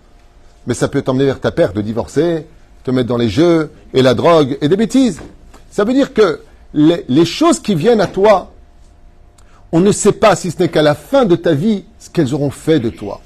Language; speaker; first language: French; native; French